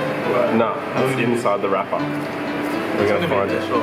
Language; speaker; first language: English; native; English